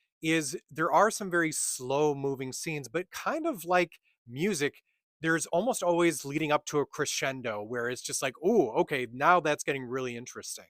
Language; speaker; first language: English; native; English